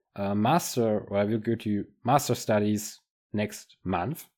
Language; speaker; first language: English; non-native, fluent; German